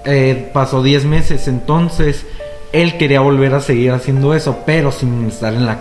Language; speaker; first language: Spanish; native; Spanish